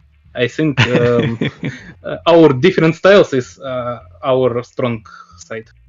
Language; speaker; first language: English; non-native, learner; Russian